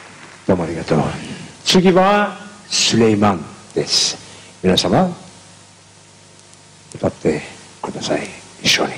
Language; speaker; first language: Japanese; non-native, learner; Turkish